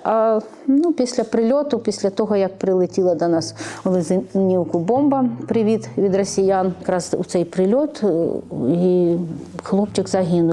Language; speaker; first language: Ukrainian; native; Ukrainian